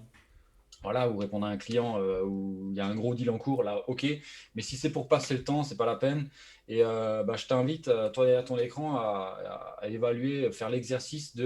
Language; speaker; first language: French; native; French